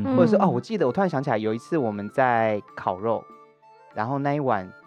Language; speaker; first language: Chinese; native; Chinese